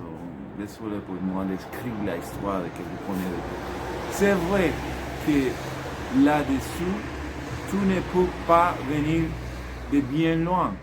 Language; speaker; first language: French; non-native, learner; Spanish